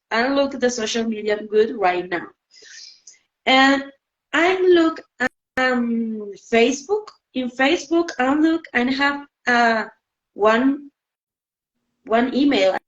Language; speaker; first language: English; non-native, learner; Spanish